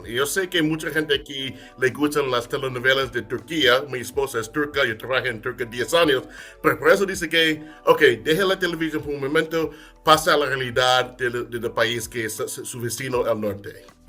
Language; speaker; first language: Spanish; non-native, fluent; English